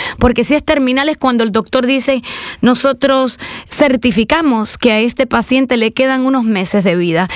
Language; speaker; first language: Spanish; native; Spanish